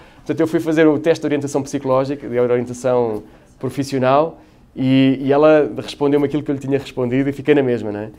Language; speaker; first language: Portuguese; native; Portuguese